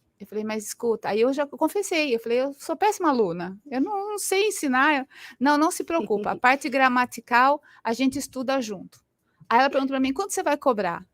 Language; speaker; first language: Portuguese; early bilingual, other home language; Spanish